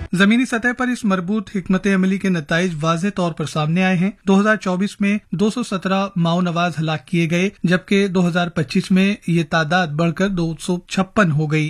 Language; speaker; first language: Urdu; native; Urdu